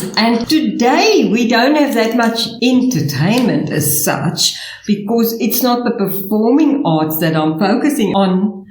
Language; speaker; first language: English; non-native, local second language; Afrikaans